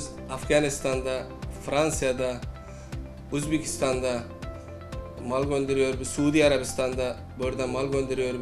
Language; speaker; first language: Turkish; non-native, learner; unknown